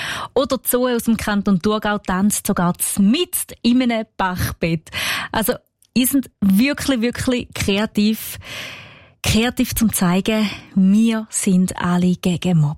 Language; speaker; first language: German; native; German